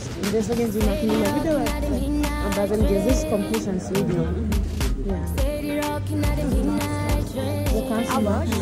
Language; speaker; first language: German; non-native, learner; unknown